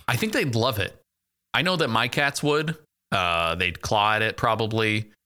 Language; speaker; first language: English; native; English